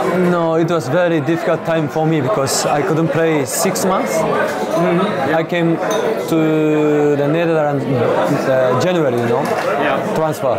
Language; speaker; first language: English; non-native, learner; Japanese